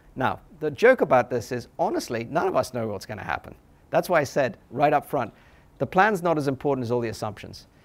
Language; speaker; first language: English; native; English